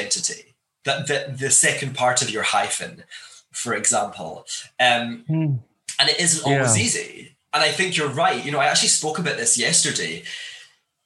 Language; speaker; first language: English; native; English